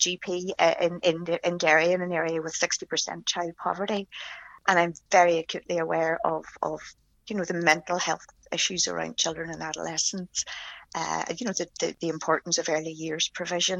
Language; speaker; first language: English; native; English